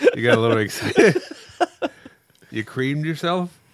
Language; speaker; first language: English; early bilingual, other home language; Spanish